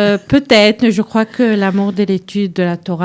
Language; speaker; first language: French; early bilingual, heritage; French